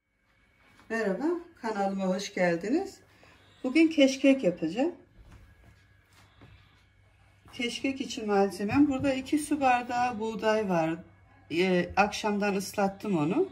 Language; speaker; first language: Turkish; native; Turkish